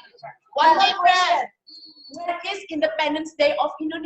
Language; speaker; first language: English; non-native, learner; Indonesian